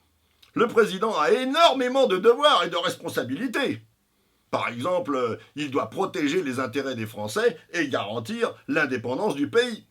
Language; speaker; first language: French; native; French